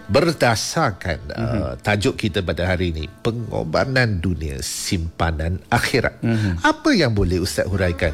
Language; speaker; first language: Malay; non-native, local second language; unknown